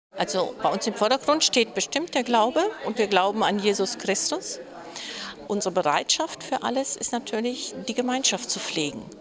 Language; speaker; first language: German; native; German